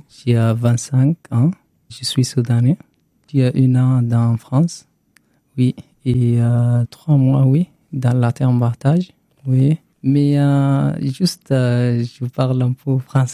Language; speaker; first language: French; non-native, learner; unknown